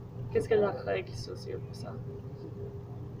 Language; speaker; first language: French; non-native, learner; English